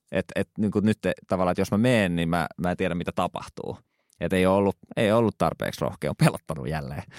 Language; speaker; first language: Finnish; native; Finnish